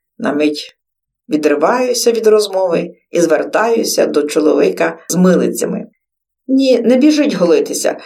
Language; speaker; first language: Ukrainian; native; Ukrainian